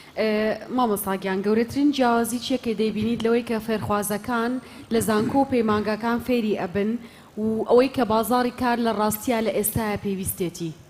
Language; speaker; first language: Central Kurdish; native; Central Kurdish